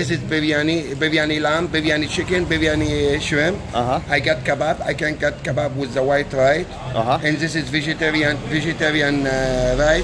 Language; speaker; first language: English; non-native, learner; Arabic